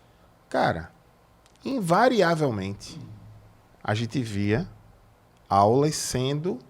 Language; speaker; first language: Portuguese; native; Portuguese